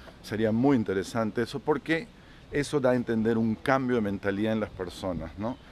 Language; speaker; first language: Spanish; native; Spanish